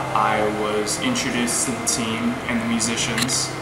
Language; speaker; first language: English; native; English